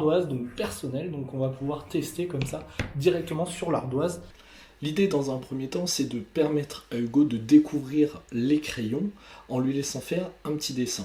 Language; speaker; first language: French; native; French